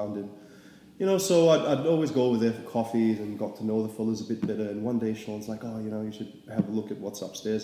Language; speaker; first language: English; native; English